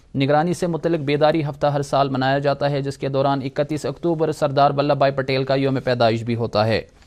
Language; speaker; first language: Urdu; non-native, local second language; Kashmiri